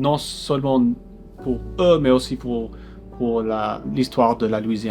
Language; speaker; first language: French; non-native, local second language; English